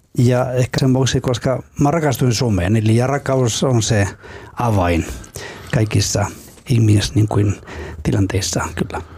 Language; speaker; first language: Finnish; non-native, fluent; Spanish